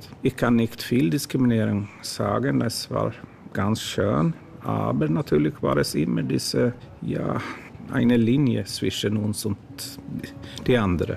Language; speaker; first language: German; non-native, fluent; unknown